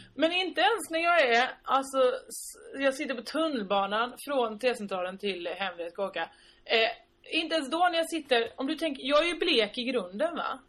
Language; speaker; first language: Swedish; native; Swedish